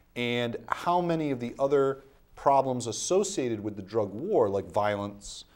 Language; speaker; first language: English; native; English